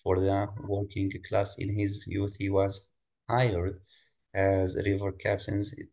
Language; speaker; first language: English; non-native, fluent; Arabic